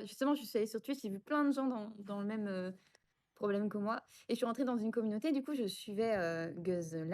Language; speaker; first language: French; native; French